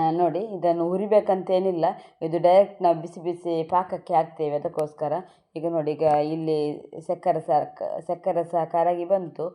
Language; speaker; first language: Kannada; non-native, local second language; Tulu